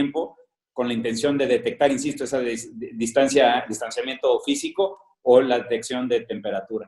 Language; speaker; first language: Spanish; native; Spanish